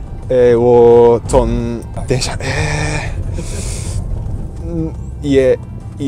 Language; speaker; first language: Chinese; non-native, learner; Japanese